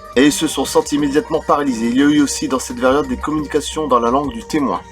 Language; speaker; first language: French; native; French